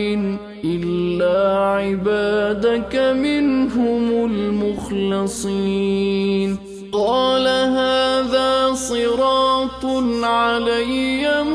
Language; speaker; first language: Arabic; native; Arabic